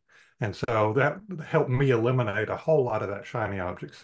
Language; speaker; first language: English; native; English